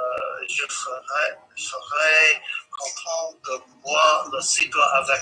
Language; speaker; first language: French; non-native, learner; English